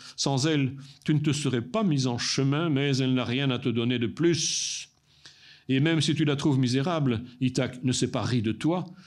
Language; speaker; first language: French; native; French